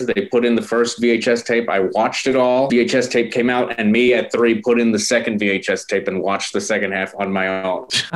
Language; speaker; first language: English; native; English